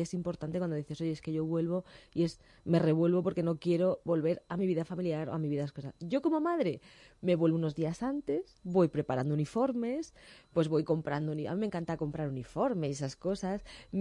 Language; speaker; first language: Spanish; native; Spanish